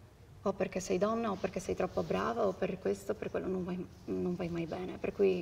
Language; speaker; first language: Italian; native; Italian